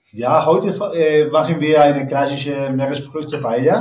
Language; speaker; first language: German; non-native, learner; Spanish